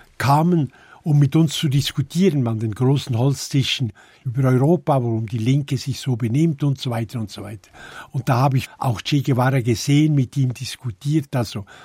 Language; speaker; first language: German; native; German